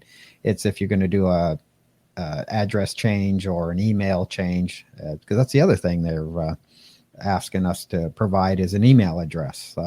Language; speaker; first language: English; native; English